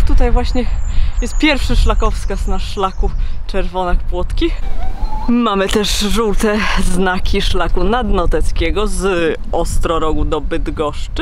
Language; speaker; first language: Polish; native; Polish